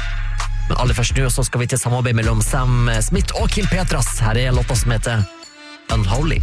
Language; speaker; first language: Norwegian; native; Norwegian